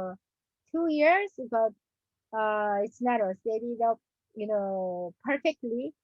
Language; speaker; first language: English; non-native, learner; Korean